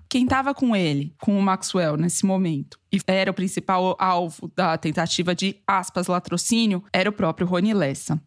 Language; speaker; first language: Portuguese; native; Portuguese